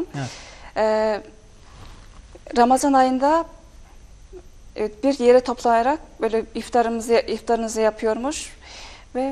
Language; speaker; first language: Turkish; non-native, fluent; Mongolian